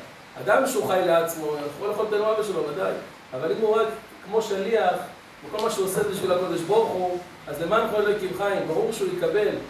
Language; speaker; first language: Hebrew; native; Hebrew